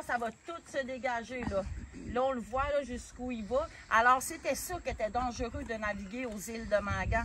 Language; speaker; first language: French; native; French